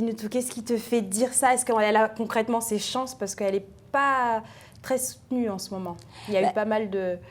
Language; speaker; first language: French; native; French